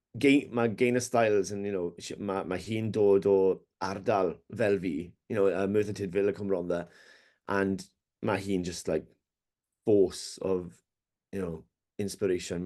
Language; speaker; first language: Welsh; non-native, learner; English